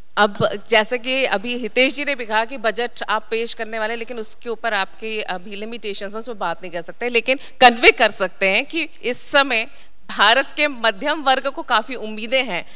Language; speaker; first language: Hindi; native; Hindi